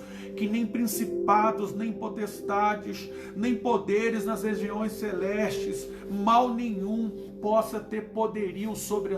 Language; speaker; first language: Portuguese; native; Portuguese